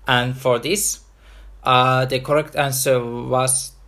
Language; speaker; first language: English; non-native, fluent; Finnish